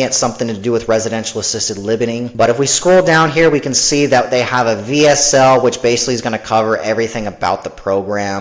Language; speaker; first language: English; native; English